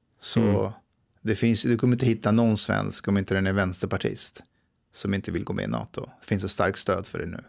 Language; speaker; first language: Swedish; early bilingual, other home language; Persian